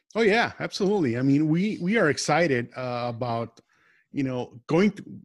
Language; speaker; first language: English; native; English